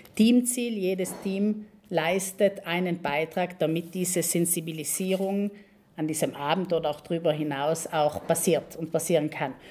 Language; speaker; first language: German; native; German